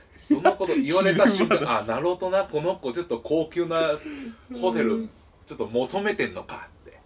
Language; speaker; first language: Japanese; non-native, fluent; Chinese